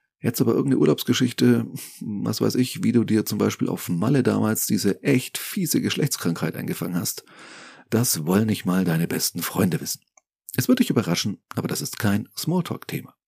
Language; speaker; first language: German; native; German